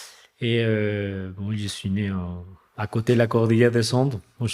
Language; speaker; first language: French; non-native, fluent; Spanish